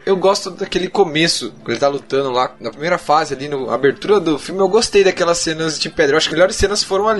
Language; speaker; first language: Portuguese; native; Portuguese